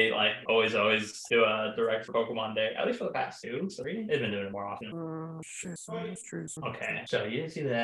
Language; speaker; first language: English; native; English